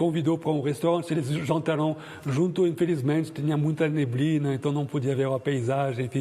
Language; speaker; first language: Portuguese; non-native, fluent; French